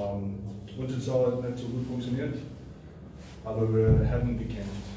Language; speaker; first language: German; non-native, fluent; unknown